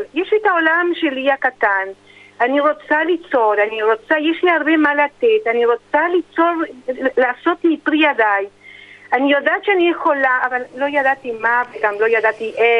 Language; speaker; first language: Hebrew; non-native, fluent; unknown